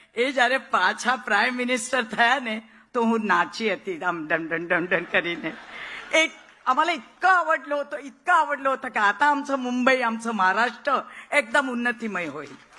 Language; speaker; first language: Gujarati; non-native, local second language; Marathi